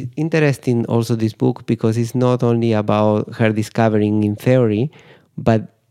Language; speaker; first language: English; non-native, fluent; Spanish